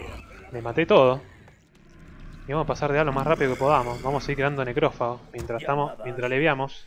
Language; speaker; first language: Spanish; native; Spanish